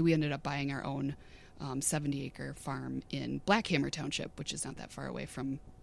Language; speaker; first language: English; native; English